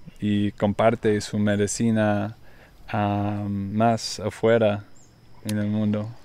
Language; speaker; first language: Spanish; non-native, learner; English